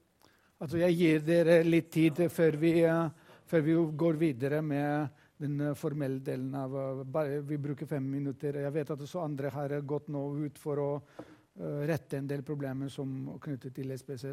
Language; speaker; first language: Norwegian; non-native, fluent; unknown